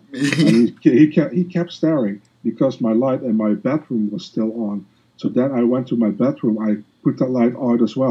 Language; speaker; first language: English; non-native, fluent; Dutch